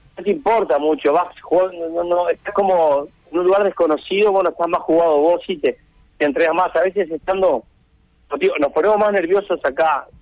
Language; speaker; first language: Spanish; native; Spanish